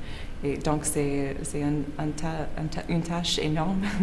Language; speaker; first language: French; non-native, learner; English